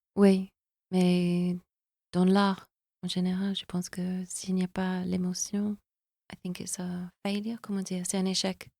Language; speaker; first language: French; non-native, fluent; English